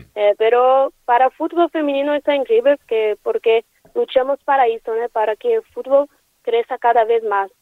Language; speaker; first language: Spanish; non-native, learner; Portuguese